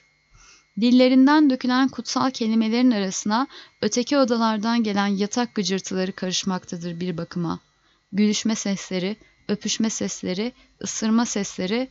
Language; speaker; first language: Turkish; native; Turkish